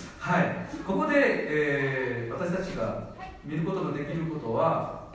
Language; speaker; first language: Japanese; non-native, fluent; Korean